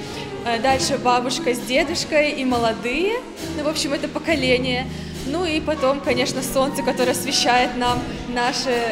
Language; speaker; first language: Russian; native; Russian